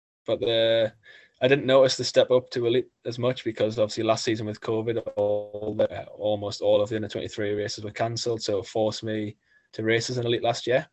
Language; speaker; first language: English; native; English